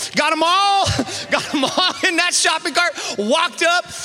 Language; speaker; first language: English; native; English